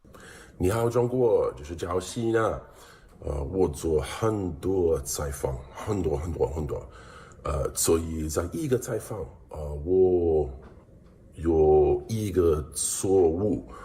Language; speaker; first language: Chinese; non-native, learner; English